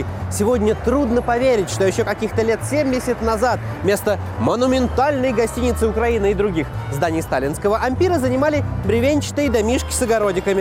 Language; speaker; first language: Russian; native; Russian